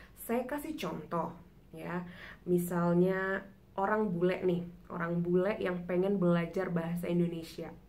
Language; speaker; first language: Indonesian; native; Indonesian